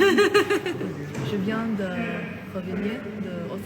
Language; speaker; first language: French; non-native, fluent; Vietnamese